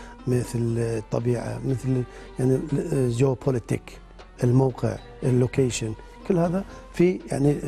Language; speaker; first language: Arabic; non-native, fluent; Turkish